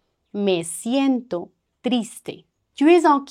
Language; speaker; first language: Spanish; non-native, fluent; French